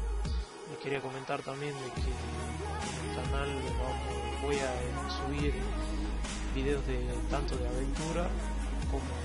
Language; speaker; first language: Spanish; native; Spanish